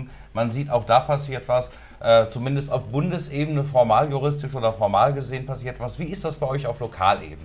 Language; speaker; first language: German; native; German